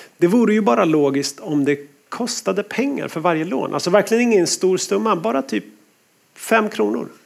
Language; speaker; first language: Swedish; native; Swedish